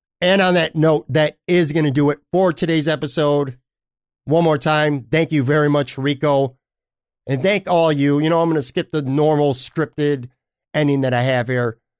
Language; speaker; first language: English; native; English